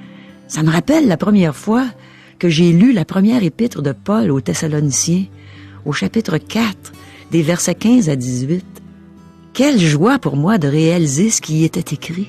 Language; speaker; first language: French; native; French